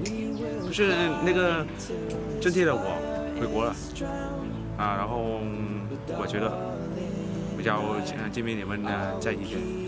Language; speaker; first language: Chinese; non-native, learner; Vietnamese